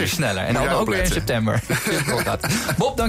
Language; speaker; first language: Dutch; native; Dutch